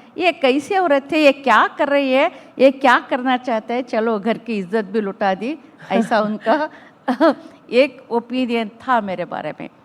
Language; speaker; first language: Hindi; non-native, local second language; Urdu